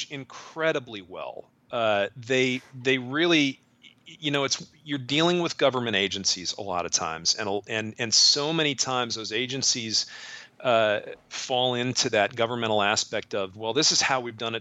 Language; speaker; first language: English; native; English